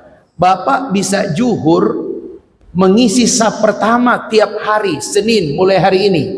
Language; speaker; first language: Indonesian; native; Indonesian